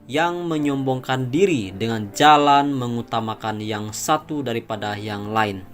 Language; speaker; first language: Indonesian; native; Indonesian